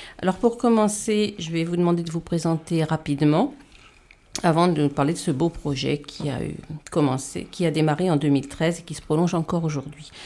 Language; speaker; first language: French; native; French